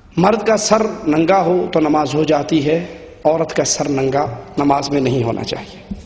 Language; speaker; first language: Urdu; non-native, local second language; Punjabi